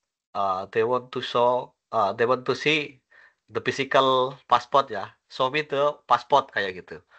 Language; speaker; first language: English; non-native, learner; Indonesian